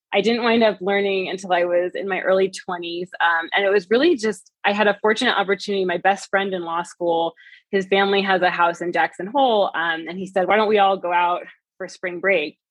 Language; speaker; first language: English; native; English